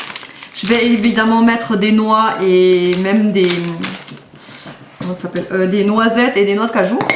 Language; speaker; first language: French; native; French